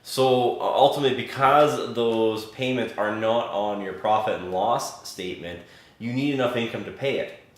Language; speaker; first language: English; native; English